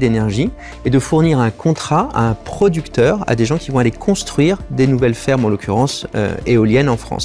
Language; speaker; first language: French; native; French